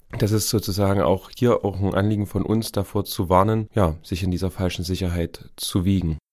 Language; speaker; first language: German; native; German